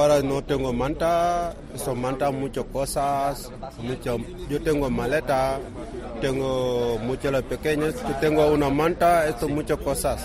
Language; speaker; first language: Spanish; non-native, learner; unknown